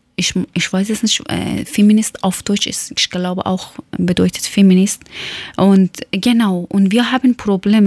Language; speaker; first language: German; non-native, learner; Persian